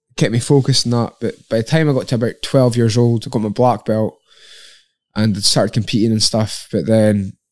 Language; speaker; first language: English; native; English